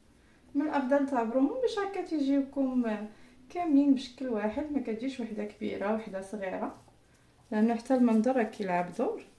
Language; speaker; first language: Arabic; native; Arabic